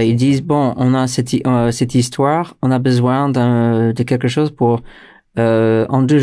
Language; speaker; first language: French; non-native, fluent; English